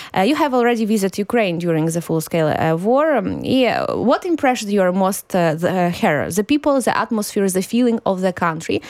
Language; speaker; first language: English; non-native, learner; Ukrainian